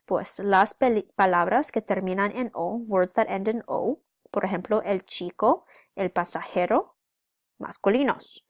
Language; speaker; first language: Spanish; non-native, fluent; English